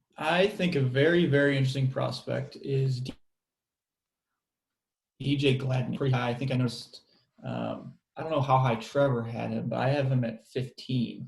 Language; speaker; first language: English; native; English